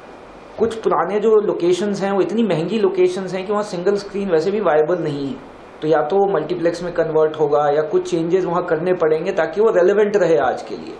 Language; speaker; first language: Hindi; native; Hindi